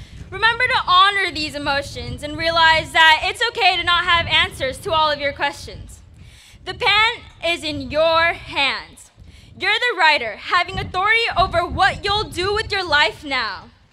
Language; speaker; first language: English; early bilingual, other home language; Spanish